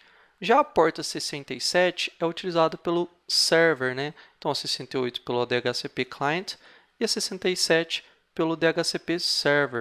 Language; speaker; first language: Portuguese; native; Portuguese